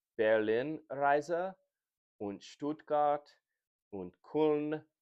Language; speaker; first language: German; non-native, learner; English